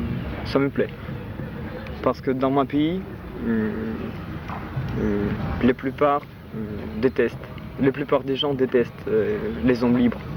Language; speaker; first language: French; non-native, fluent; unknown